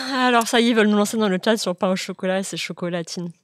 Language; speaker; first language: French; native; French